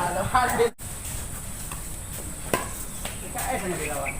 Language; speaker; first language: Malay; non-native, local second language; Minangkabau